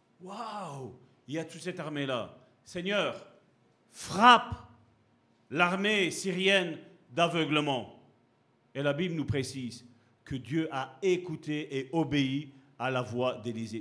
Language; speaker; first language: French; native; French